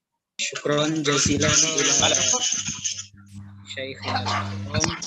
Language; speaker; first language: Arabic; non-native, learner; Indonesian